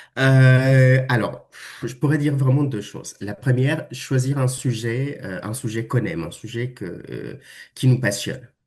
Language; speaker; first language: French; non-native, fluent; Spanish